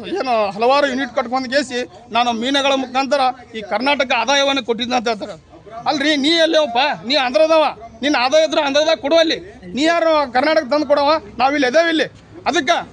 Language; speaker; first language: Kannada; native; Kannada